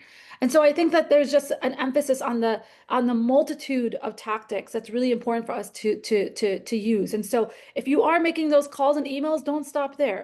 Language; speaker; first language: English; native; English